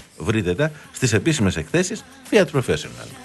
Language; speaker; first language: Greek; native; Greek